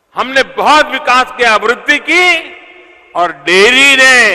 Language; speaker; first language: Hindi; non-native, local second language; Gujarati